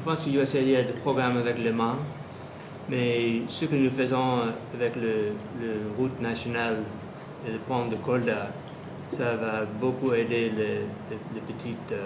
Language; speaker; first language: French; non-native, fluent; English